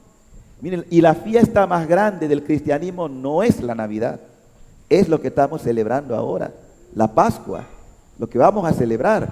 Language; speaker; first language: Spanish; native; Spanish